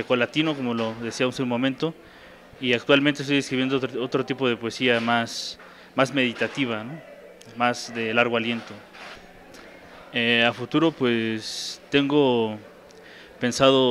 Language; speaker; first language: Spanish; native; Spanish